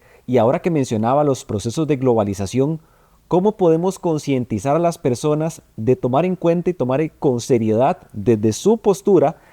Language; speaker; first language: Spanish; native; Spanish